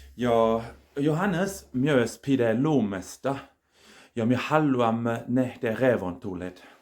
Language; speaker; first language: Finnish; non-native, learner; German